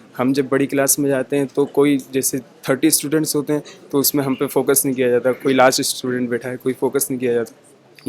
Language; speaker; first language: Hindi; native; Hindi